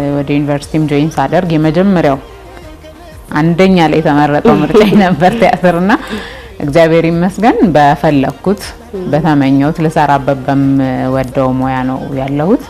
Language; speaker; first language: Amharic; non-native, local second language; Oromo